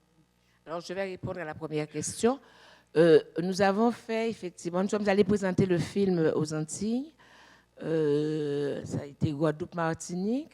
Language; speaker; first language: French; native; French